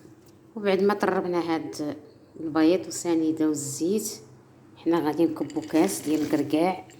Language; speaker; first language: Arabic; native; Arabic